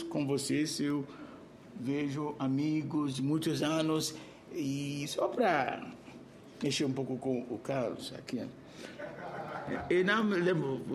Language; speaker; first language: Portuguese; non-native, fluent; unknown